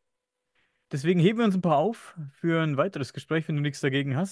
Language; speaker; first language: German; native; German